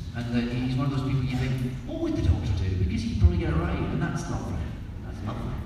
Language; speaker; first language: English; native; English